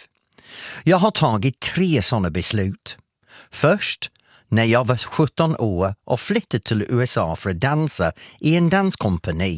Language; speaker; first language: Swedish; non-native, fluent; English